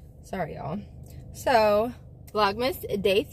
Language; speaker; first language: English; native; English